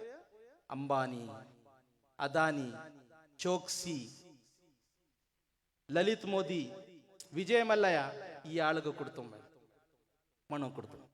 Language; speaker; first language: Malayalam; non-native, learner; Urdu